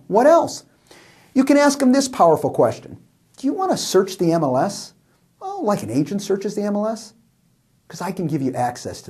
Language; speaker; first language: English; native; English